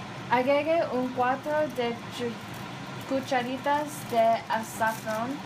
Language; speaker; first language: Spanish; non-native, learner; English